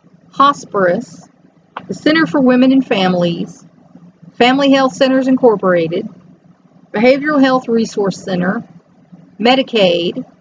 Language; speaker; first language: English; native; English